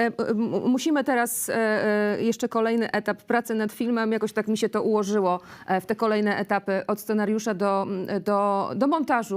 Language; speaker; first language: Polish; native; Polish